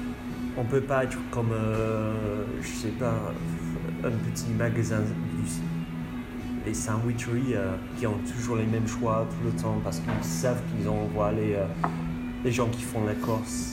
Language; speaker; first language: French; non-native, learner; English